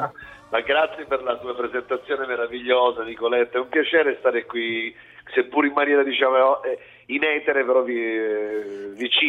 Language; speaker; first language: Italian; native; Italian